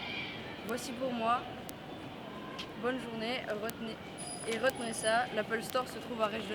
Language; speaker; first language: French; native; French